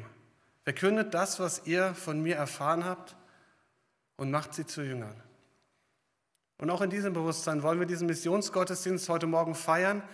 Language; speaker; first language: German; native; German